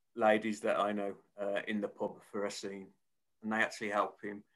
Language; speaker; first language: English; native; English